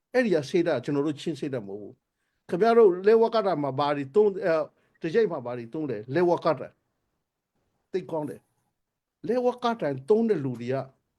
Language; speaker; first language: Burmese; non-native, local second language; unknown